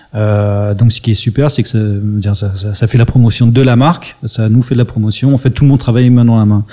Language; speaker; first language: French; early bilingual, other home language; English